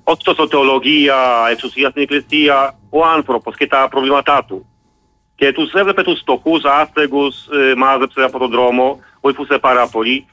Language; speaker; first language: Greek; non-native, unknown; Polish